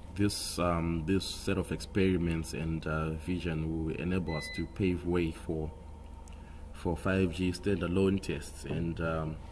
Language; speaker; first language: English; non-native, local second language; Shona